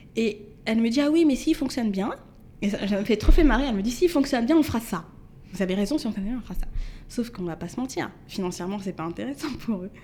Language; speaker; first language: French; native; French